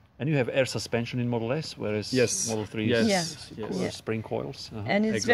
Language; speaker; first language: English; non-native, local second language; French